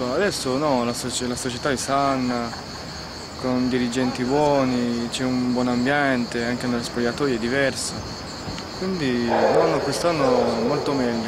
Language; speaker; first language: Italian; non-native, fluent; French